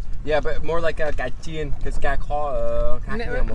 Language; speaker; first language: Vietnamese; non-native, learner; English